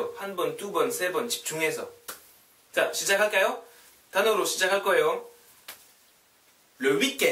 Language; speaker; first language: Korean; non-native, fluent; French